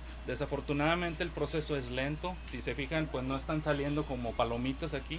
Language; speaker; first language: Spanish; native; Spanish